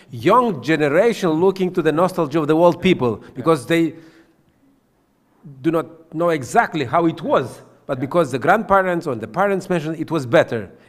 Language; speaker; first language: English; non-native, fluent; Romanian